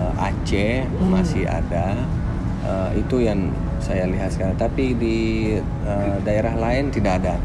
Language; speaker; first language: Indonesian; non-native, fluent; Arabic